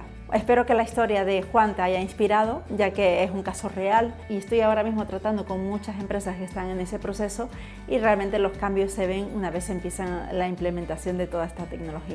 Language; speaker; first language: Spanish; native; Spanish